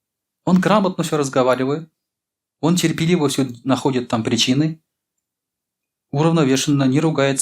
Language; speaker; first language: Russian; non-native, local second language; Tatar